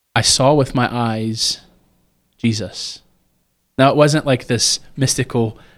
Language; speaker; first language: English; native; English